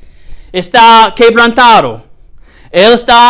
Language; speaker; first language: Spanish; non-native, learner; English